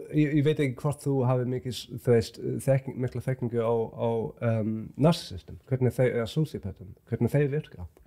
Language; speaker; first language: Icelandic; non-native, fluent; English